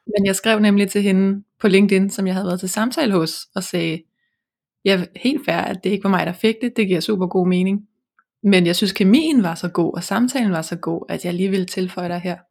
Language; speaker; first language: Danish; native; Danish